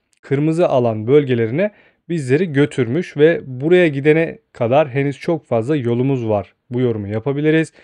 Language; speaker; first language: Turkish; native; Turkish